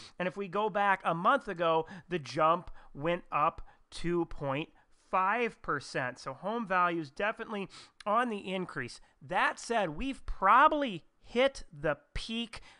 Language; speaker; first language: English; native; English